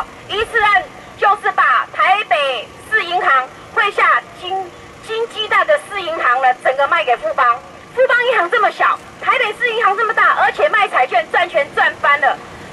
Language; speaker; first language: Chinese; non-native, local second language; Min Nan Chinese